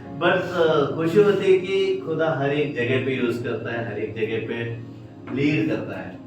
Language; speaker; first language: Hindi; non-native, local second language; Kannada